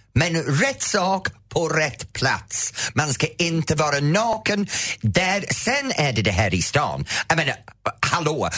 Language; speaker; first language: Swedish; non-native, fluent; English